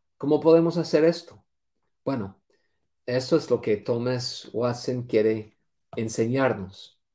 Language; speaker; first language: Spanish; non-native, fluent; English